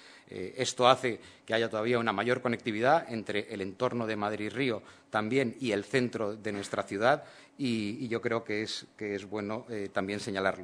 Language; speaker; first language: Spanish; native; Spanish